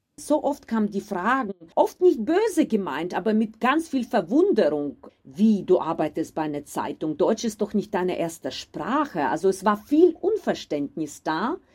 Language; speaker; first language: German; non-native, fluent; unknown